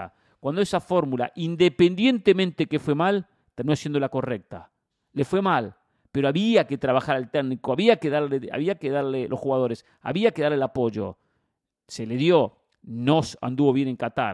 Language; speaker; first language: Spanish; native; Spanish